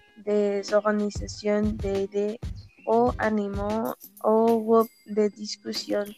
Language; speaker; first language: French; non-native, learner; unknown